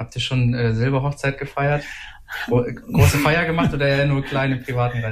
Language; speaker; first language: German; native; German